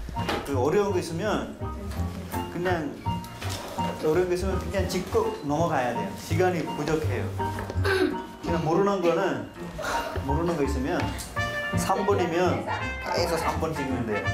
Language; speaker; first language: Korean; non-native, fluent; Sinhala